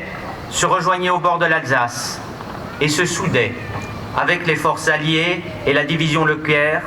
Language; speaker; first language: French; native; French